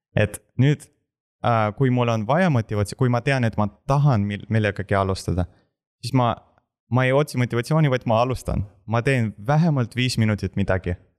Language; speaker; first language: Estonian; non-native, local second language; Russian